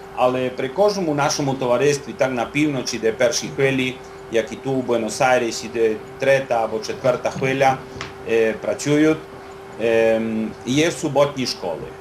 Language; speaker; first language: Ukrainian; early bilingual, heritage; Ukrainian